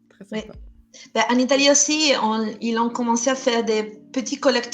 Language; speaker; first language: French; non-native, fluent; Italian